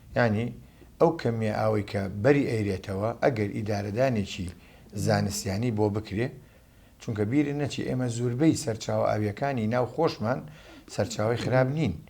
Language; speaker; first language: Central Kurdish; native; Central Kurdish